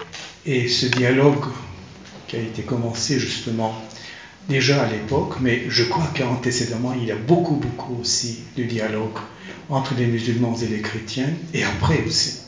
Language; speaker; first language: French; non-native, fluent; Turkish